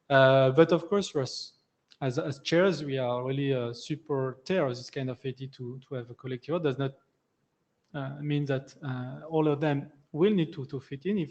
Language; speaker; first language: English; non-native, fluent; French